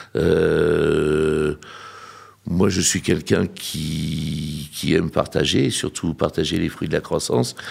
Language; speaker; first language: French; native; French